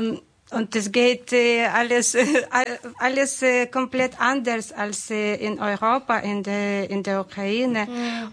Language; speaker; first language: German; non-native, fluent; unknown